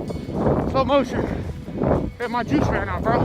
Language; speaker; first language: English; native; English